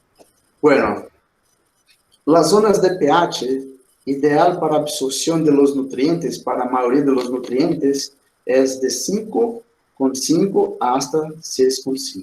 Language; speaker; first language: Spanish; non-native, fluent; Portuguese